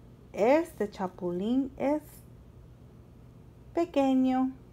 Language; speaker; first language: Spanish; early bilingual, heritage; Spanish